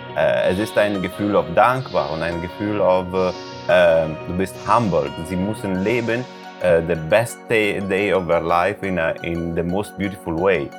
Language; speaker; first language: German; non-native, learner; Italian